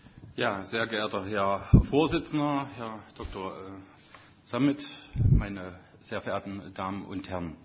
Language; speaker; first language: German; native; German